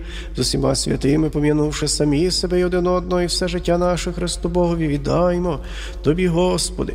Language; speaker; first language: Ukrainian; native; Ukrainian